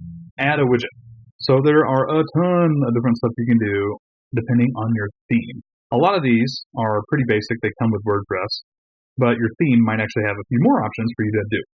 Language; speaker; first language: English; native; English